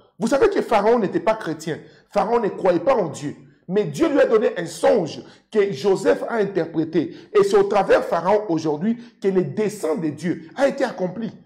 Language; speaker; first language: French; non-native, local second language; Lingala